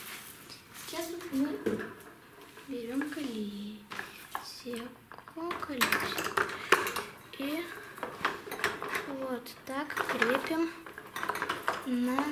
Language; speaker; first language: Russian; non-native, local second language; Lithuanian